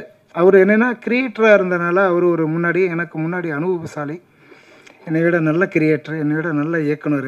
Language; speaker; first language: Tamil; native; Tamil